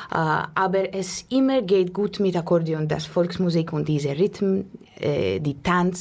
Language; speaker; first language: German; non-native, learner; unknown